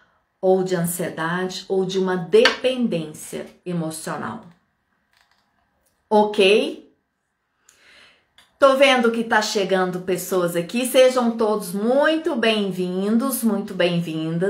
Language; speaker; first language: Portuguese; native; Portuguese